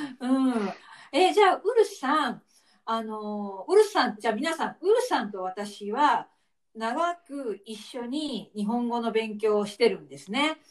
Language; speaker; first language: Japanese; native; Japanese